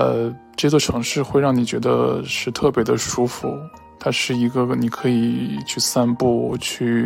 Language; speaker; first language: Chinese; native; Chinese